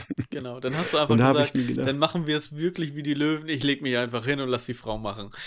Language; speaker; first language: German; native; German